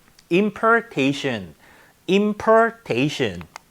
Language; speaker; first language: English; non-native, fluent; Korean